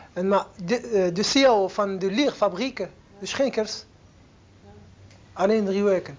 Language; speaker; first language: Dutch; non-native, learner; Arabic